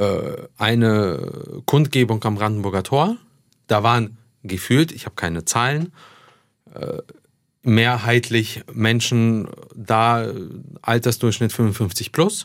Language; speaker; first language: German; early bilingual, other home language; Russian